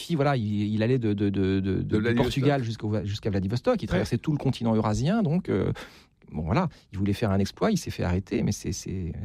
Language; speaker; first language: French; native; French